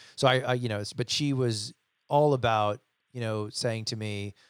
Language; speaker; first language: English; native; English